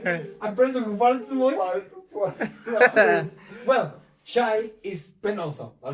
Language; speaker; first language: English; non-native, fluent; Spanish